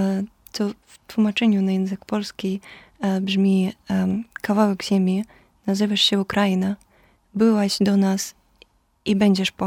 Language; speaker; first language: Polish; non-native, fluent; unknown